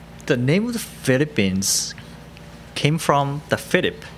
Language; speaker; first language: English; non-native, fluent; Japanese